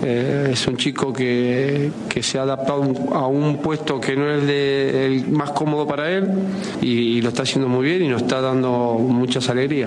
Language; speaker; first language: Spanish; native; Spanish